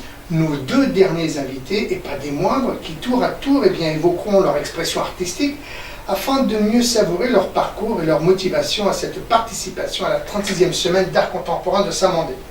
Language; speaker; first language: French; native; French